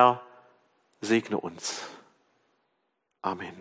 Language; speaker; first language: German; native; German